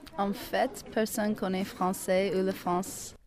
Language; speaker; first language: French; non-native, learner; English